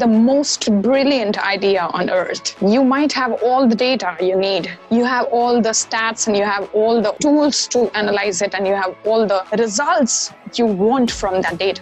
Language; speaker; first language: English; non-native, local second language; Maithili